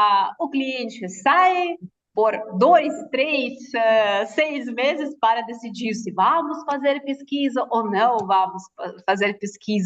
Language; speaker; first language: Portuguese; non-native, fluent; Russian